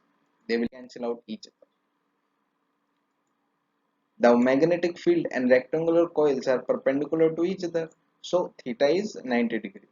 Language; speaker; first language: English; non-native, local second language; Hindi